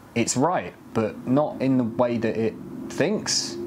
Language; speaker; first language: English; native; English